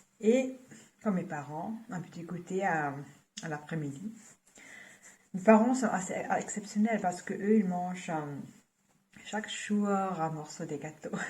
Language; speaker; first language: French; non-native, fluent; German